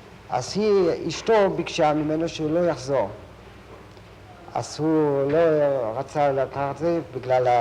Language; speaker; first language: Hebrew; non-native, fluent; German